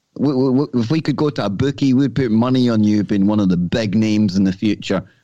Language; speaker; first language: English; native; English